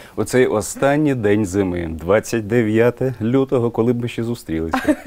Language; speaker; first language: Ukrainian; non-native, local second language; Russian